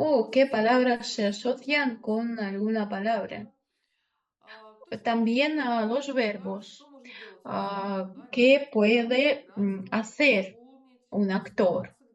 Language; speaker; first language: Spanish; non-native, fluent; Russian